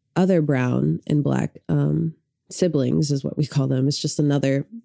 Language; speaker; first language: English; native; English